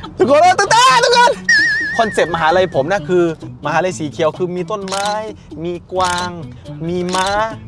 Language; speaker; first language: Thai; non-native, fluent; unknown